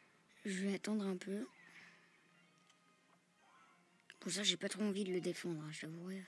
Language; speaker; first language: French; native; French